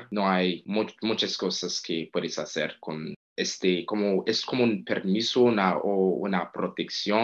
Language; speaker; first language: Spanish; non-native, fluent; Haitian Creole